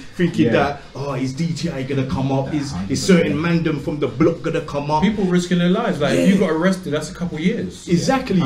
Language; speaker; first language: English; native; English